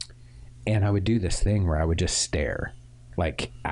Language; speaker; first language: English; native; English